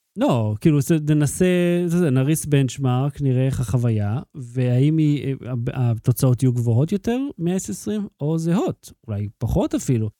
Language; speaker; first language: Hebrew; native; Hebrew